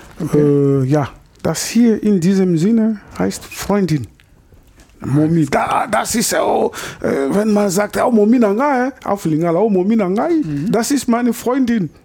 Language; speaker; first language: German; non-native, fluent; Lingala